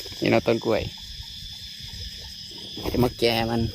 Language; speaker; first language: Thai; non-native, local second language; Northeastern Thai